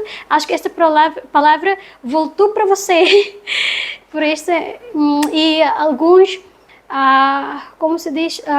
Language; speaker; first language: Portuguese; non-native, learner; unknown